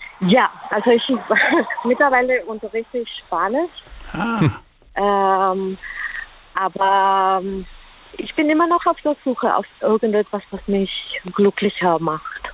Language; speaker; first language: German; non-native, learner; Spanish